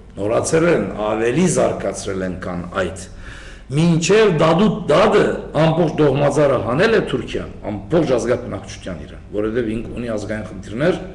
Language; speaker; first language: Armenian; early bilingual, heritage; Armenian